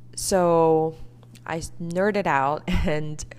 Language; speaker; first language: English; early bilingual, other home language; Chinese